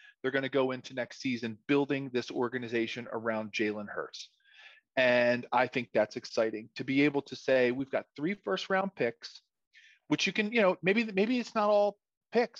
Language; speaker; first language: English; native; English